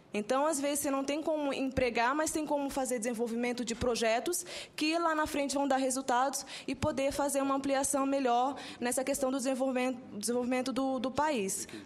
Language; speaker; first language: Portuguese; non-native, local second language; Kabuverdianu